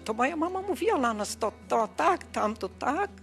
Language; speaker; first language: Polish; early bilingual, heritage; Portuguese